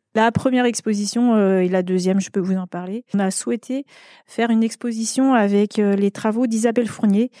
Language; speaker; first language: French; native; French